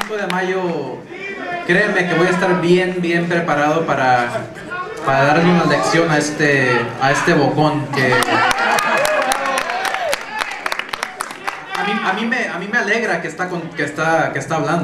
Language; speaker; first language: Spanish; early bilingual, heritage; Spanish